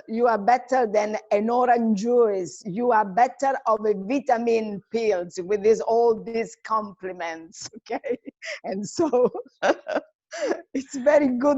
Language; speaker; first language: English; non-native, fluent; Italian